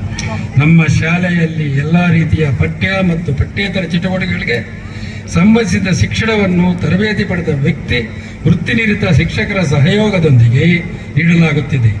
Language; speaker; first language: Kannada; native; Kannada